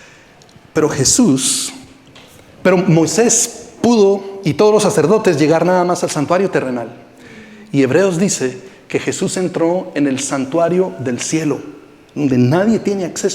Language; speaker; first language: Spanish; native; Spanish